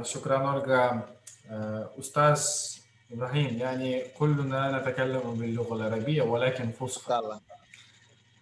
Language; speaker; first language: Arabic; non-native, fluent; Russian